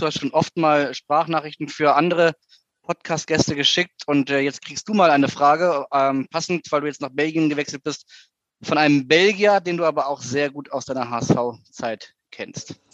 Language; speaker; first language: German; native; German